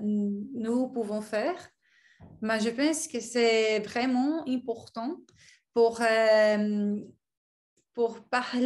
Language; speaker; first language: French; non-native, learner; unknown